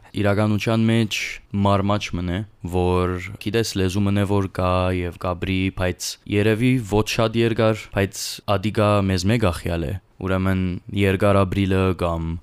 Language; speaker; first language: Armenian; early bilingual, heritage; Armenian